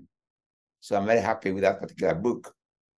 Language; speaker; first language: English; non-native, local second language; Kikuyu